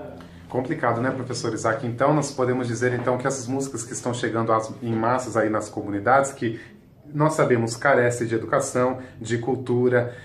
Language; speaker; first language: Portuguese; native; Portuguese